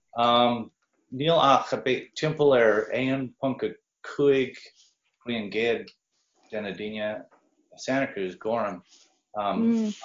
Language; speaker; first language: Irish; non-native, fluent; English